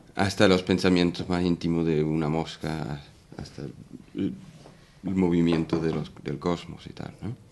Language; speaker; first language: Spanish; non-native, fluent; Danish